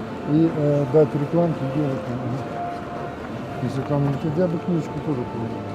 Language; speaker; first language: Russian; native; Russian